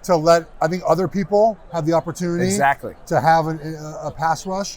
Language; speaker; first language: English; native; English